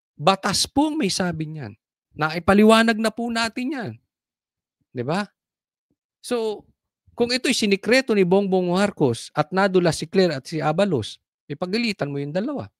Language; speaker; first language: Filipino; native; Filipino